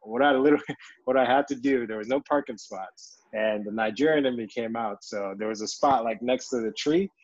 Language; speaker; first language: English; early bilingual, other home language; Yoruba